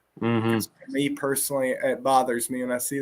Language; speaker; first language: English; native; English